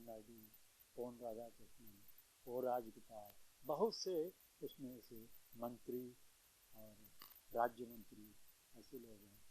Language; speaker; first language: Hindi; native; Hindi